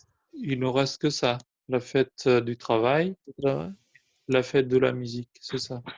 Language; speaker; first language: French; non-native, fluent; Albanian